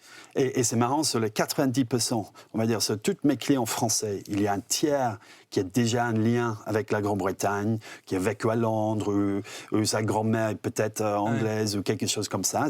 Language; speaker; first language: French; non-native, fluent; English